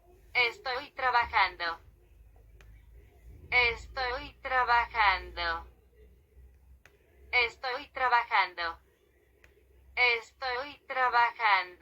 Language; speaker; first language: Spanish; non-native, learner; Haitian Creole